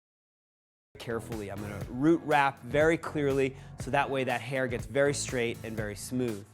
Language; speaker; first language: English; native; English